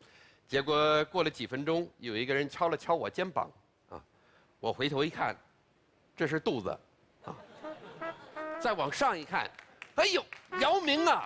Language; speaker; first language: Chinese; non-native, fluent; English